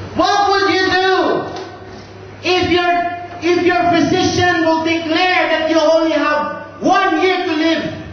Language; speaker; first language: English; non-native, local second language; Filipino